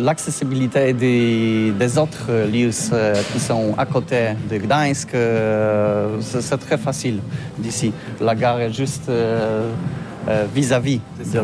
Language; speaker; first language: French; non-native, learner; Polish